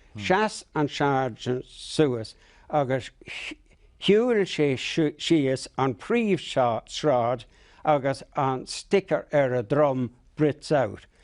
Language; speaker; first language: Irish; non-native, local second language; English